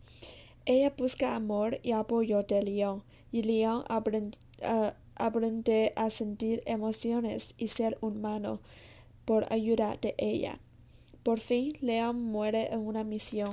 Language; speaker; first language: Spanish; non-native, learner; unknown